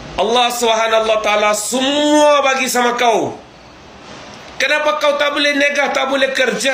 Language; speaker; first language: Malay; non-native, fluent; Bangla